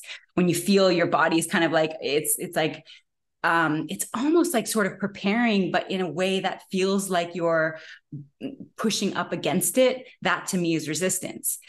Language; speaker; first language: English; native; English